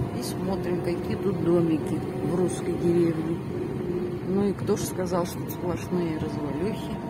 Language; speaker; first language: Russian; native; Russian